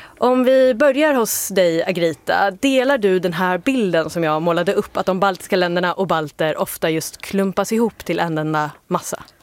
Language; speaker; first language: Swedish; native; Swedish